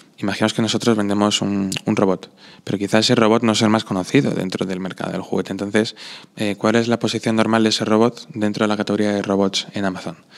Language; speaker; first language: Spanish; non-native, fluent; Slovak